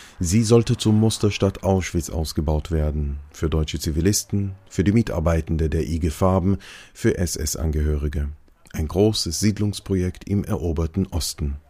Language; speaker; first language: German; non-native, fluent; Hebrew